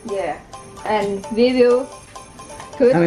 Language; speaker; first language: English; non-native, learner; Thai